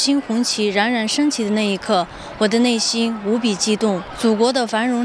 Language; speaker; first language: Chinese; native; Chinese